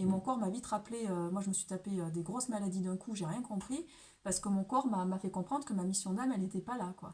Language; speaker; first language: French; native; French